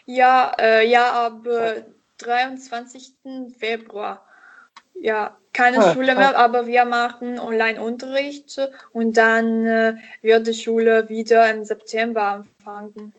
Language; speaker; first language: German; non-native, learner; Italian